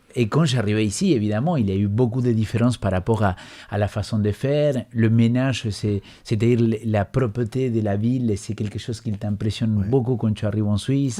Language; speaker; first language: French; non-native, fluent; Spanish